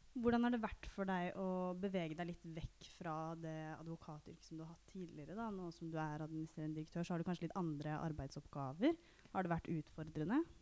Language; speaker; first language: Norwegian; native; Norwegian